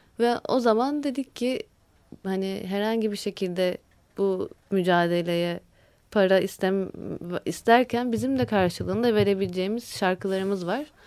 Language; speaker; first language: Turkish; native; Turkish